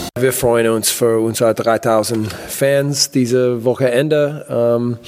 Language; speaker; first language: German; non-native, learner; English